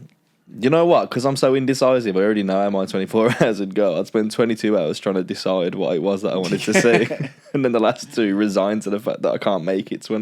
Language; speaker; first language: English; native; English